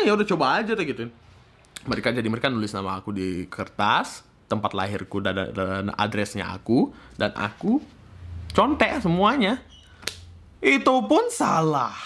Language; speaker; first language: Indonesian; early bilingual, other home language; Russian